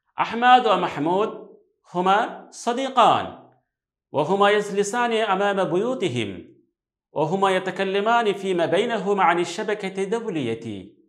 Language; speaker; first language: Arabic; non-native, fluent; Bangla